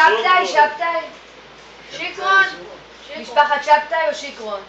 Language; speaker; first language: Hebrew; native; Hebrew